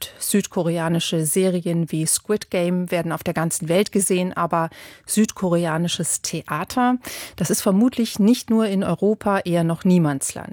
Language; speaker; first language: German; native; German